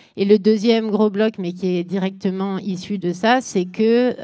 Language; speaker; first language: French; native; French